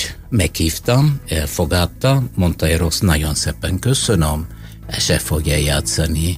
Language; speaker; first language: Hungarian; non-native, fluent; Italian